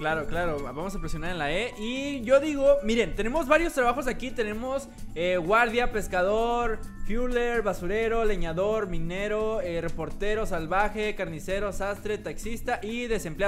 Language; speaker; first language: Spanish; native; Spanish